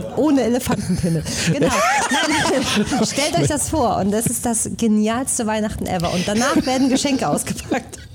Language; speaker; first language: German; early bilingual, other home language; Danish